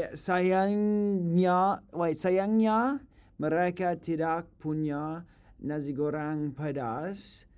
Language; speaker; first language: Indonesian; non-native, learner; English